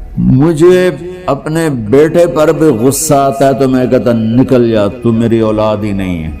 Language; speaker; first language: Urdu; non-native, local second language; Punjabi